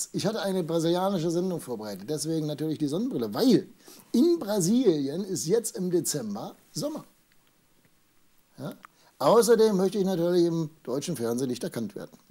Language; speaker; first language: German; native; German